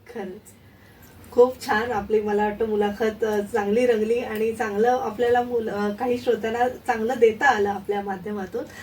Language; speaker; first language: Marathi; native; Marathi